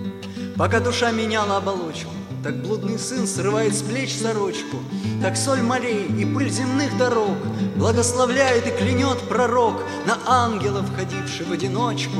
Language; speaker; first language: Russian; native; Russian